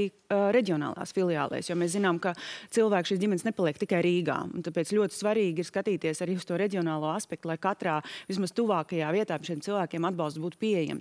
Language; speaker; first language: Latvian; native; Latvian